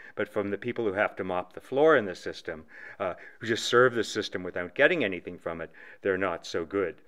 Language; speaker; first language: English; native; English